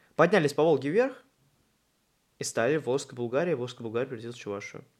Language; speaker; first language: Russian; native; Russian